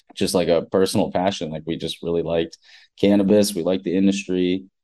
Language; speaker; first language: English; native; English